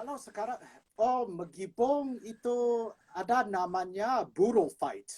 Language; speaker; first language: Indonesian; non-native, fluent; English